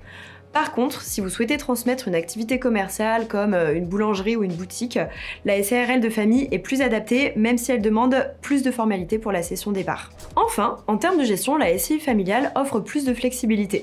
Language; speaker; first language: French; native; French